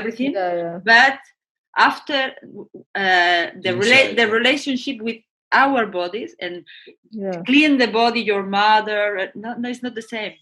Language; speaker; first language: English; non-native, learner; Spanish